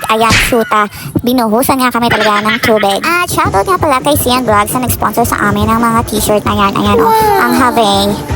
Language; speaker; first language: Filipino; native; Filipino